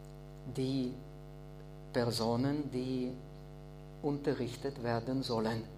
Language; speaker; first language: German; non-native, fluent; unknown